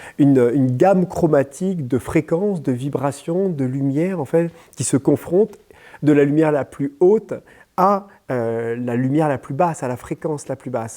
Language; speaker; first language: French; native; French